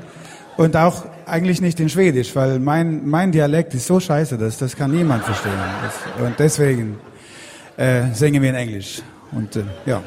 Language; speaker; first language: German; non-native, learner; Swedish